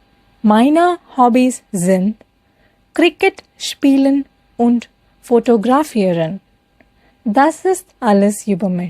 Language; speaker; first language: German; non-native, fluent; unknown